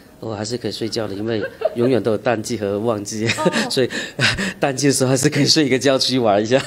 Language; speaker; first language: Chinese; non-native, local second language; Cantonese